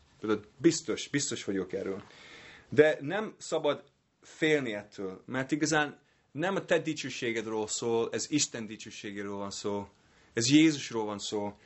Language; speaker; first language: Hungarian; non-native, fluent; English